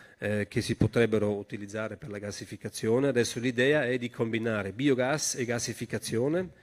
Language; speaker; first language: Italian; non-native, local second language; German